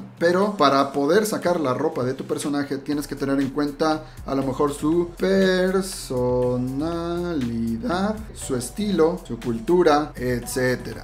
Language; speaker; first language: Spanish; native; Spanish